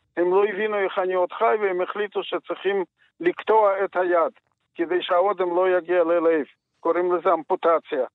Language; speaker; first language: Hebrew; non-native, fluent; Yiddish